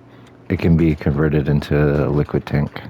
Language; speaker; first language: English; native; English